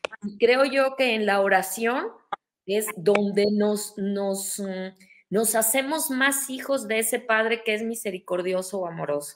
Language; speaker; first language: Spanish; native; Spanish